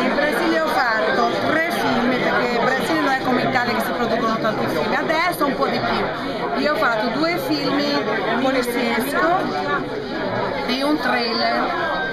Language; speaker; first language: Italian; non-native, fluent; Portuguese